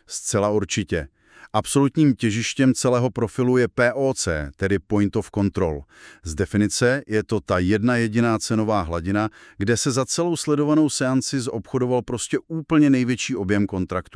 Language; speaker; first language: Czech; native; Czech